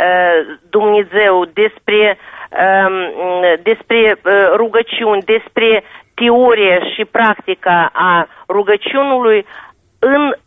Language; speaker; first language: Romanian; non-native, local second language; Russian